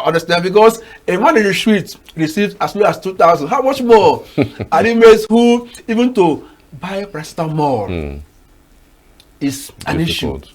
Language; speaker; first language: English; non-native, local second language; Igbo